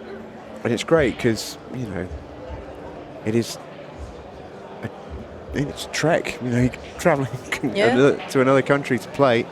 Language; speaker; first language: English; native; English